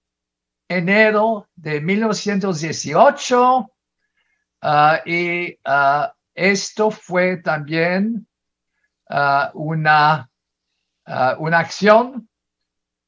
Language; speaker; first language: Spanish; non-native, fluent; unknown